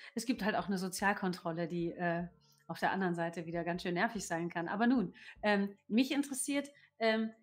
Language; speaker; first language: German; native; German